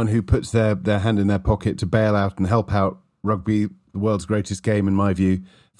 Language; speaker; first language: English; native; English